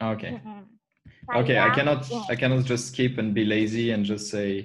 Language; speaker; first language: English; non-native, fluent; French